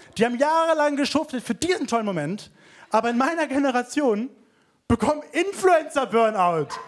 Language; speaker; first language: German; native; German